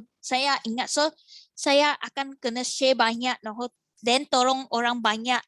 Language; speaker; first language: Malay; non-native, local second language; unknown